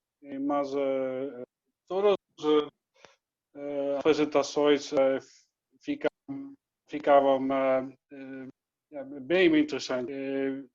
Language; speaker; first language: Portuguese; non-native, learner; Dutch